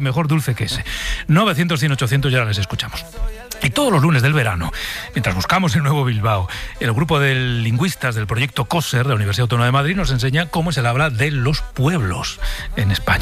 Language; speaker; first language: Spanish; native; Spanish